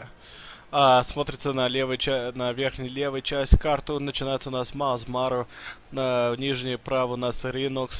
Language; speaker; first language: Russian; early bilingual, heritage; Russian